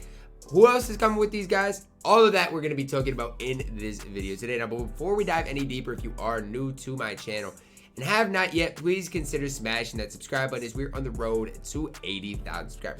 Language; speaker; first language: English; native; English